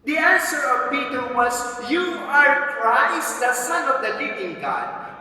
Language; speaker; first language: English; non-native, local second language; Filipino